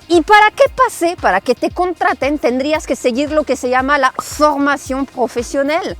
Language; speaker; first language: Spanish; non-native, fluent; French